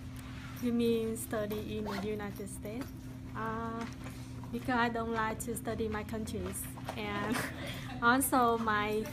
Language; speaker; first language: English; non-native, learner; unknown